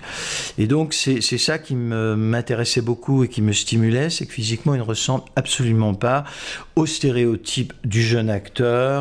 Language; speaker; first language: French; native; French